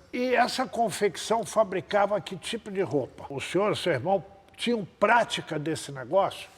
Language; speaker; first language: Portuguese; native; Portuguese